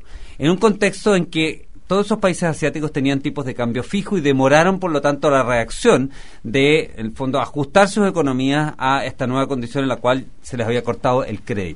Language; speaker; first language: Spanish; native; Spanish